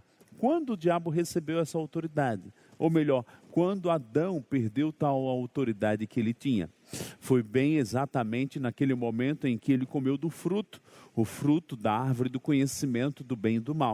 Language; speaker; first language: Portuguese; native; Portuguese